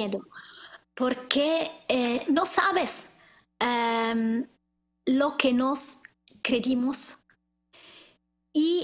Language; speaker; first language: Spanish; non-native, learner; Italian